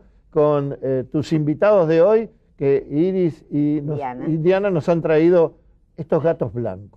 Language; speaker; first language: Spanish; native; Spanish